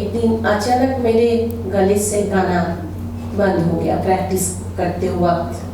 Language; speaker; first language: Hindi; non-native, local second language; Bangla